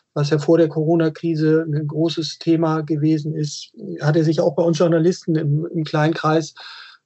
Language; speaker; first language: German; native; German